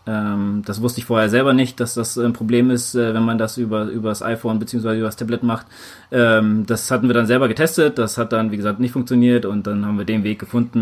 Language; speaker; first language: German; native; German